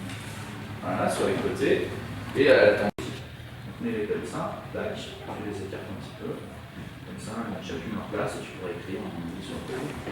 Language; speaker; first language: French; native; French